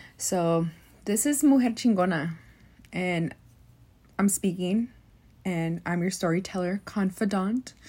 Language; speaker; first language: English; early bilingual, other home language; Spanish